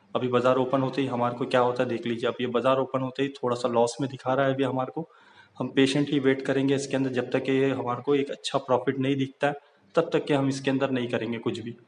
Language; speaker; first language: Hindi; native; Hindi